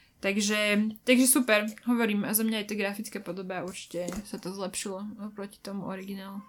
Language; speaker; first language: Slovak; native; Slovak